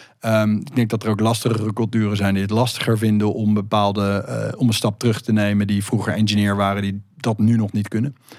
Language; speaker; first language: Dutch; native; Dutch